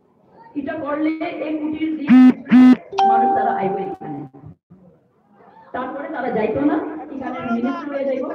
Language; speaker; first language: Bangla; non-native, local second language; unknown